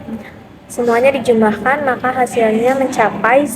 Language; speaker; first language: Indonesian; native; Indonesian